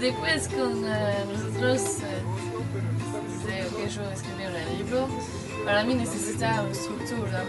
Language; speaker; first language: Spanish; non-native, learner; French